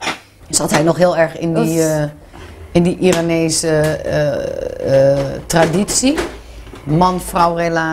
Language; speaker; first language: Dutch; native; Dutch